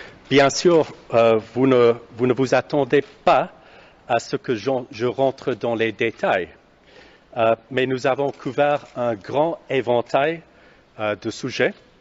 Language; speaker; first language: French; non-native, fluent; English